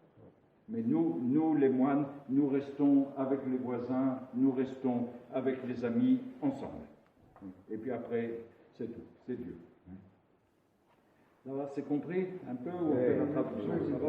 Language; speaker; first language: French; non-native, local second language; Arabic